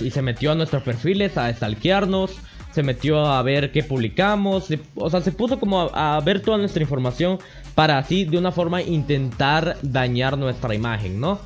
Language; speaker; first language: Spanish; native; Spanish